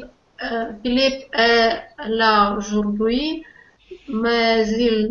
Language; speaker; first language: French; non-native, learner; Russian